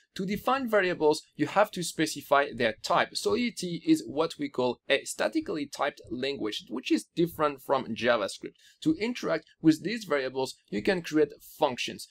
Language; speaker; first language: English; non-native, fluent; French